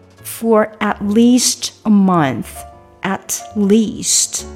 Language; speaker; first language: English; non-native, fluent; Chinese